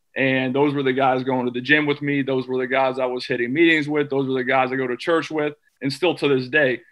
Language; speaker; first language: English; native; English